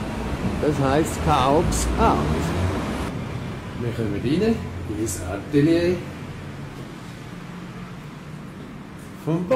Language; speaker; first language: German; native; German